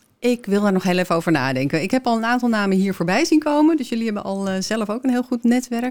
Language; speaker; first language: Dutch; native; Dutch